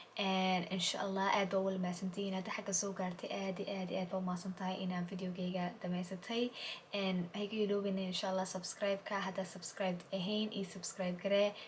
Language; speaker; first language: Somali; early bilingual, heritage; Somali